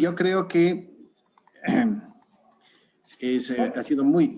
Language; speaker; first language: Spanish; native; Spanish